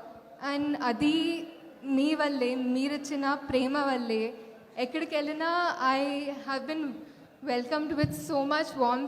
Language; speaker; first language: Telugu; non-native, fluent; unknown